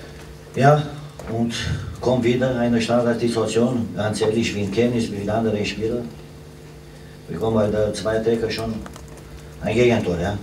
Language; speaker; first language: German; non-native, fluent; Romanian